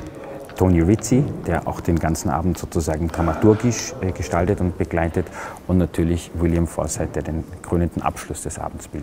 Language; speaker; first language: German; native; German